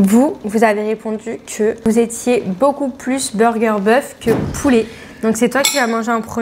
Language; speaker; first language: French; native; French